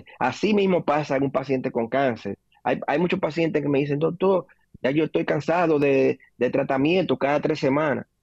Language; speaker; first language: Spanish; native; Spanish